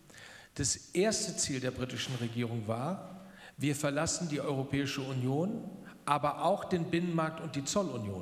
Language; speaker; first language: German; native; German